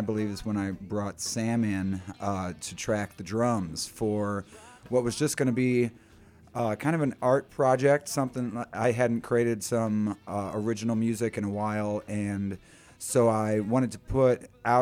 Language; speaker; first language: English; native; English